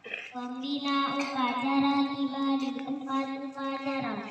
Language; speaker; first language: Indonesian; native; Indonesian